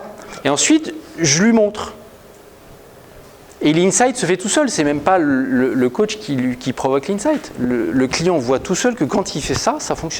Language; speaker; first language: French; native; French